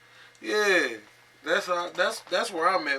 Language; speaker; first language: English; native; English